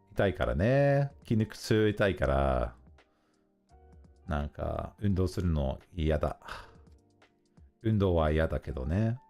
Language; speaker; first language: Japanese; non-native, learner; English